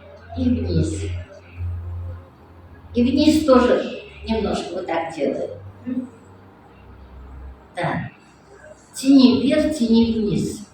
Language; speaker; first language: Russian; non-native, local second language; Kazakh